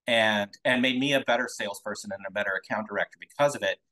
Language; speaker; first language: English; native; English